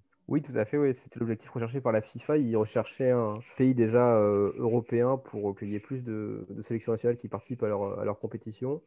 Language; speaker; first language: French; native; French